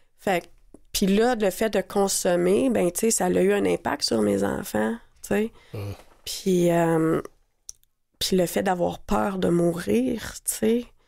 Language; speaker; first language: French; native; French